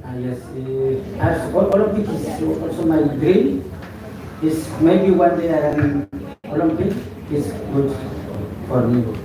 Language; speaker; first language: English; non-native, learner; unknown